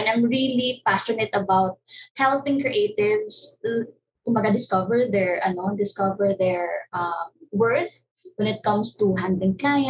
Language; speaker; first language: English; non-native, local second language; Cebuano